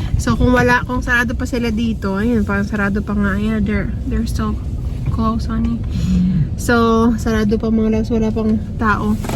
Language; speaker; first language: Filipino; native; Filipino